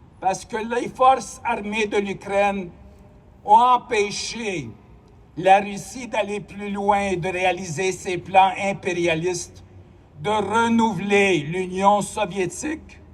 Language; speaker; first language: French; non-native, local second language; Ukrainian